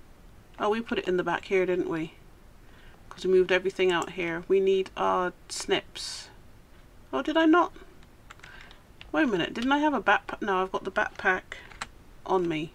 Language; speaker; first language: English; native; English